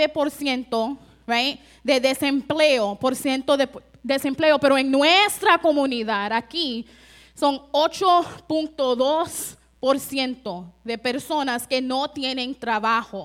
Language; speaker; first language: Spanish; early bilingual, heritage; Spanish